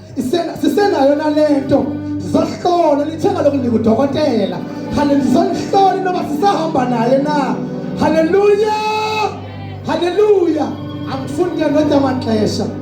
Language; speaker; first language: Zulu; non-native, local second language; Xhosa